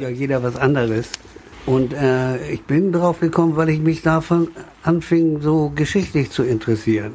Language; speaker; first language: German; native; German